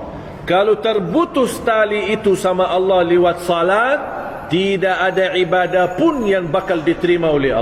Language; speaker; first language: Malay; non-native, fluent; Arabic